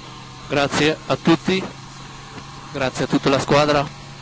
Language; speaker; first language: Italian; non-native, learner; German